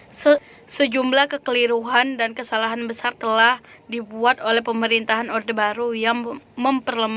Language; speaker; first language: Indonesian; native; Indonesian